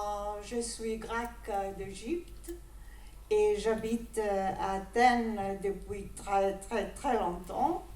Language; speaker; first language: French; non-native, fluent; Greek